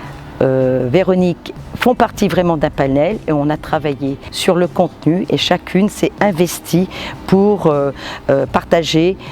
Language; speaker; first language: French; native; French